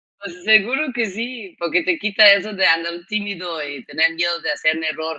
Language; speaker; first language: Spanish; non-native, fluent; German